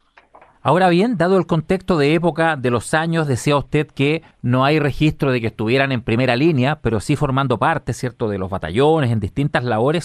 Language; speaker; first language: Spanish; native; Spanish